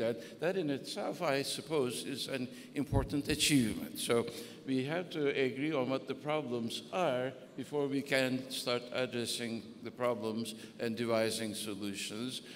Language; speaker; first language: English; non-native, fluent; Turkish